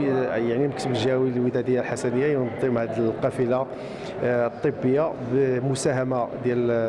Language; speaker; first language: Arabic; native; Arabic